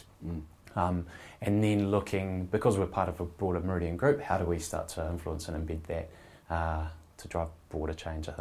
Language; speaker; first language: English; native; English